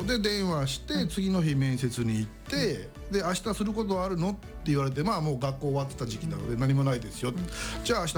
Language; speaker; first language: Japanese; native; Japanese